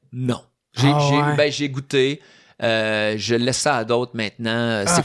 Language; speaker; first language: French; native; French